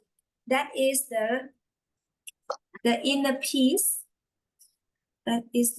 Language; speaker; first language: English; non-native, fluent; Vietnamese